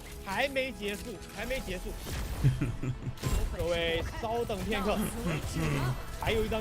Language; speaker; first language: Chinese; native; Chinese